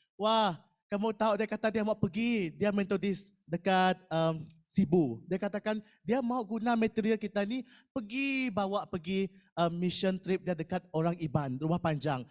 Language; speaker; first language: Malay; non-native, local second language; Iban